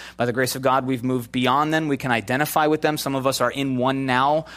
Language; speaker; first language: English; native; English